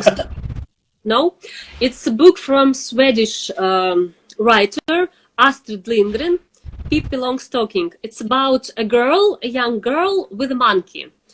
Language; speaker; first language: English; non-native, fluent; Russian